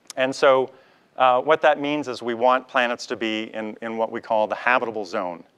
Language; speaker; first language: English; native; English